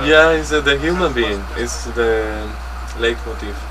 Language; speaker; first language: English; non-native, learner; Spanish